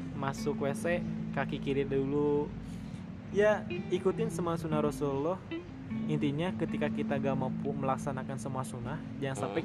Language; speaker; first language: Indonesian; native; Indonesian